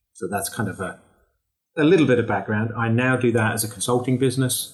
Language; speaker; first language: English; native; English